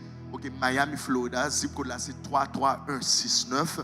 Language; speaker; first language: French; non-native, local second language; Haitian Creole